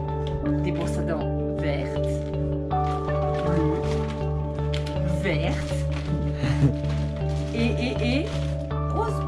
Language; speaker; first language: French; native; French